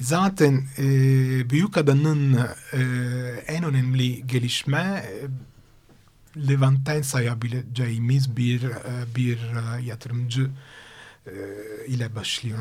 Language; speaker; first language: Turkish; non-native, fluent; Italian